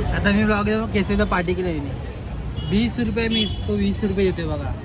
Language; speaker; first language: Hindi; non-native, local second language; Marathi